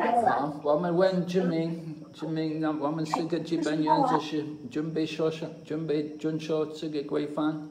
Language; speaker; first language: Chinese; non-native, fluent; English